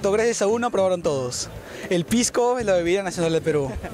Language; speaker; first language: Spanish; native; Spanish